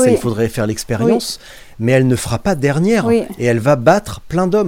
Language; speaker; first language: French; native; French